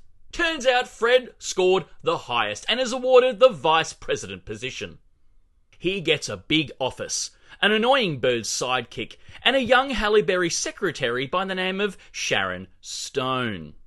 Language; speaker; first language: English; native; English